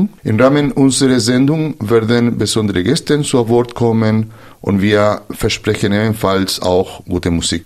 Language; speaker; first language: German; non-native, fluent; Spanish